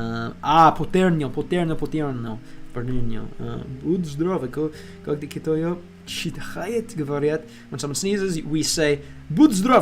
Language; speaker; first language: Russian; non-native, learner; English